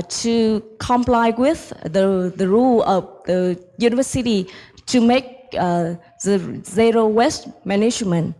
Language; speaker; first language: English; non-native, fluent; Vietnamese